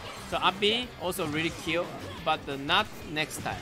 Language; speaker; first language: English; non-native, learner; Chinese